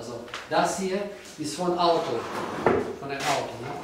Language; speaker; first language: German; non-native, learner; Portuguese